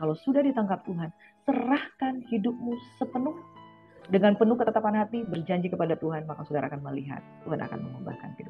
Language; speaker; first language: Indonesian; native; Indonesian